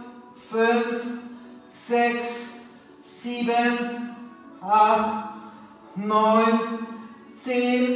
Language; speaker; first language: German; native; German